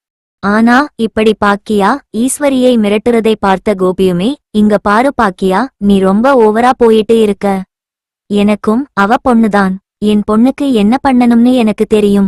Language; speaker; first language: Tamil; native; Tamil